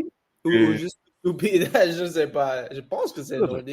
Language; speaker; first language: French; non-native, learner; English